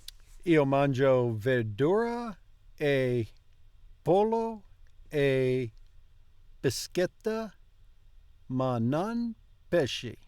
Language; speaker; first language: Italian; non-native, learner; English